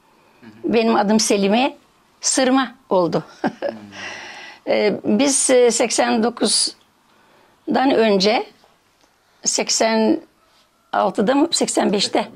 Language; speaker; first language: Turkish; early bilingual, heritage; Turkish